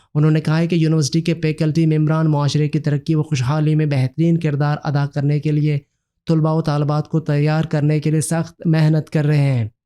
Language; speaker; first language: Urdu; non-native, local second language; Baluchi